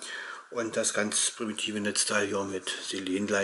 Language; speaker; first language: German; native; German